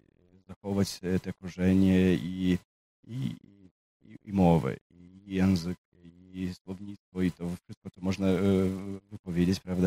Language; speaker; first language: Polish; early bilingual, heritage; Polish